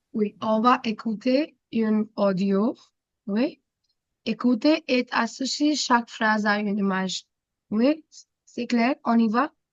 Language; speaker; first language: French; non-native, fluent; Hindi